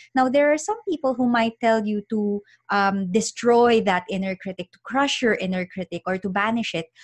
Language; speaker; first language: English; non-native, local second language; Filipino